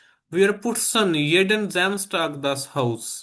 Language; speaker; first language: German; non-native, fluent; Hindi